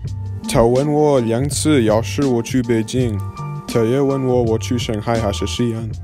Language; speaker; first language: Chinese; non-native, learner; English